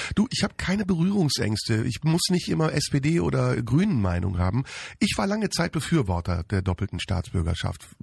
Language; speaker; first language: German; early bilingual, other home language; Turkish